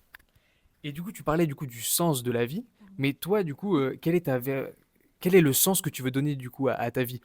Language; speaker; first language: French; native; French